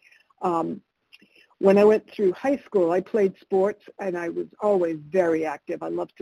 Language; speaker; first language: English; early bilingual, other home language; Italian